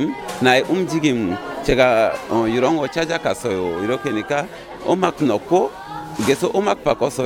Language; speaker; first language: Korean; non-native, learner; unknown